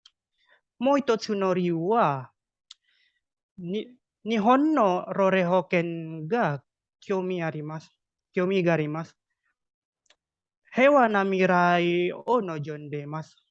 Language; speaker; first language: Japanese; non-native, learner; Indonesian